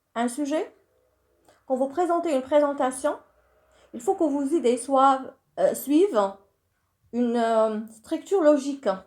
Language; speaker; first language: French; non-native, local second language; Arabic